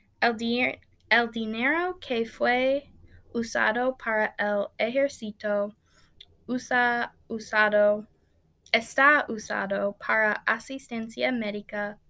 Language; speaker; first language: Spanish; non-native, learner; English